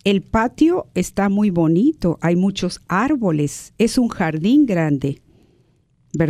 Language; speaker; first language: Spanish; native; Spanish